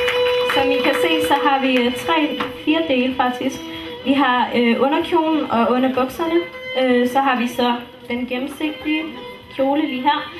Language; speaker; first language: Danish; early bilingual, other home language; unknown